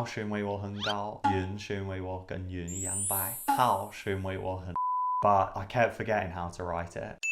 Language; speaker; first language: Chinese; non-native, fluent; English